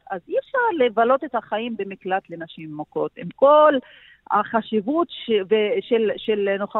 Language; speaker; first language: Hebrew; non-native, local second language; Arabic